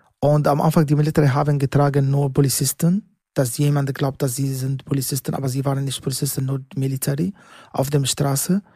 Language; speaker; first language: German; non-native, learner; Arabic